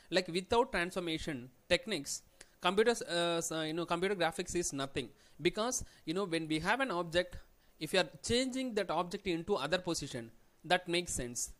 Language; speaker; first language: English; non-native, local second language; Tamil